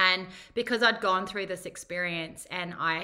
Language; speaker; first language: English; native; English